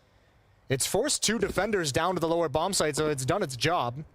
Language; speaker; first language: English; native; English